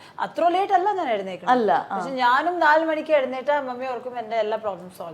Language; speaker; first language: Malayalam; non-native, local second language; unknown